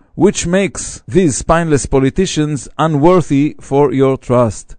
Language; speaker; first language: English; non-native, fluent; Hebrew